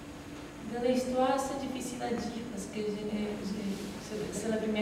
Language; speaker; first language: French; non-native, fluent; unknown